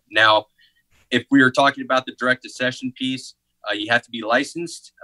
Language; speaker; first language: English; native; English